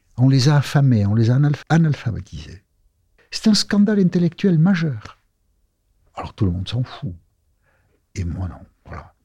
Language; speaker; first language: French; non-native, local second language; Basque